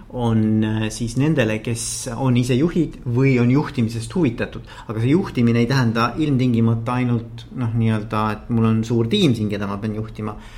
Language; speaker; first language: Estonian; native; Estonian